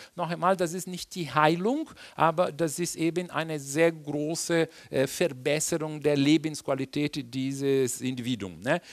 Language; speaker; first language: German; non-native, fluent; Portuguese